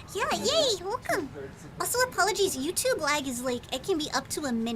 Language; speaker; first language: English; native; English